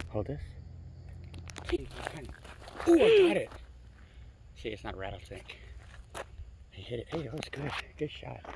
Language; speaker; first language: English; native; English